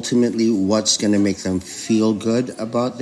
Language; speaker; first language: English; non-native, local second language; Filipino